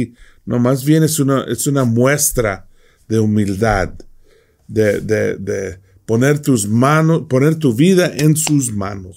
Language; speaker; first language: Spanish; non-native, fluent; English